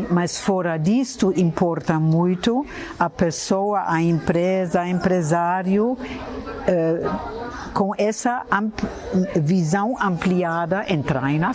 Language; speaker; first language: Portuguese; non-native, fluent; German